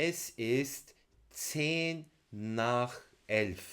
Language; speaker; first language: German; non-native, fluent; Turkish